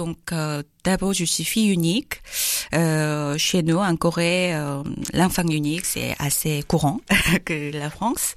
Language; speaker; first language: French; non-native, learner; Korean